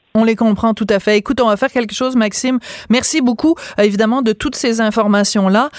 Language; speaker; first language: French; native; French